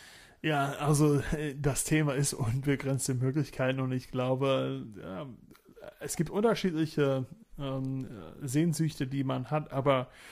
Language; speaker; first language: German; non-native, fluent; English